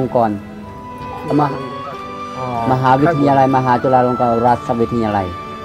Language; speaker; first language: English; non-native, learner; Lao